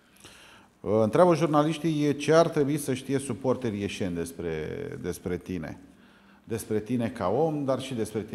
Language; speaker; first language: Romanian; native; Romanian